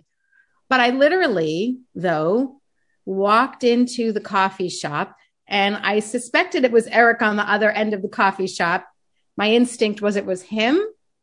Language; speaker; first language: English; native; English